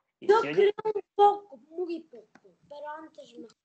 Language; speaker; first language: Spanish; early bilingual, heritage; Spanish